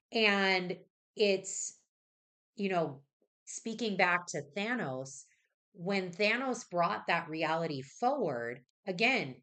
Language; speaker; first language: English; native; English